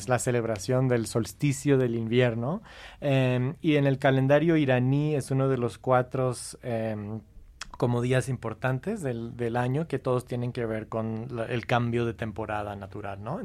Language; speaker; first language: Spanish; non-native, fluent; English